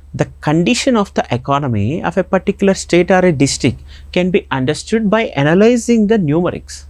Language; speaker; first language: English; non-native, local second language; Telugu